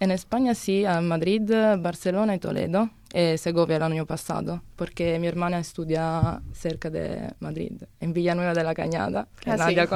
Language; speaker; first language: Spanish; non-native, learner; Italian